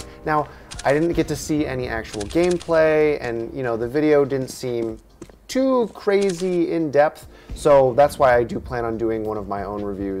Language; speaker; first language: English; native; English